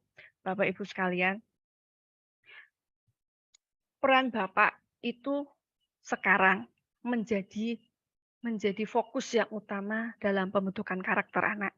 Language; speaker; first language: Malay; native; Malay